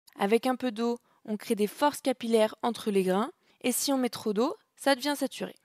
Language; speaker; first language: French; native; French